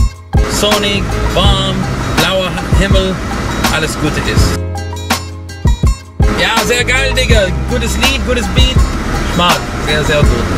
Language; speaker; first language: German; non-native, learner; English